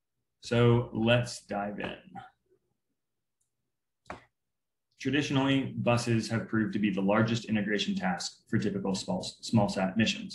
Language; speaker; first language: English; native; English